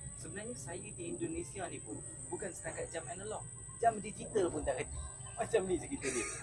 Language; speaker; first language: Malay; native; Malay